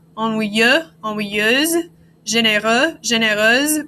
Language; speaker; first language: French; non-native, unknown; English